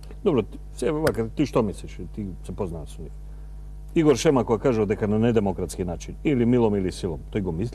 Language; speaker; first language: Macedonian; native; Macedonian